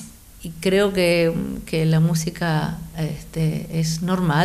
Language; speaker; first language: Catalan; non-native, fluent; Spanish